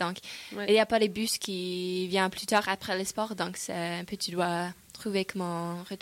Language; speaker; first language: French; non-native, learner; English